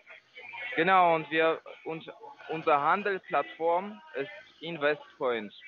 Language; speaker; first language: German; non-native, learner; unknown